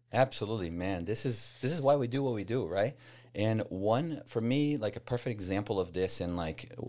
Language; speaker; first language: English; non-native, fluent; Portuguese